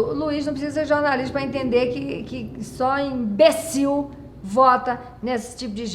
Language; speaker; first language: Portuguese; native; Portuguese